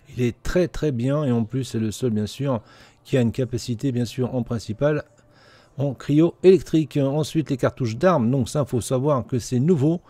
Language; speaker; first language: French; native; French